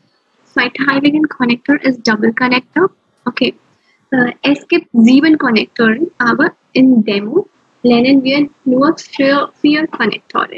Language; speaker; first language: German; non-native, fluent; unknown